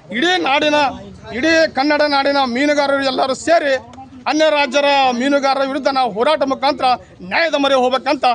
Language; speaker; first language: Kannada; native; Kannada